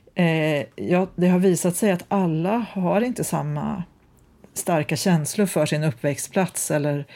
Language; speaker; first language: Swedish; native; Swedish